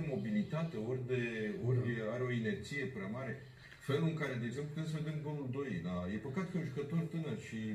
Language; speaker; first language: Romanian; native; Romanian